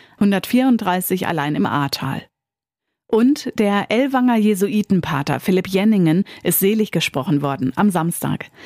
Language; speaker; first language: German; native; German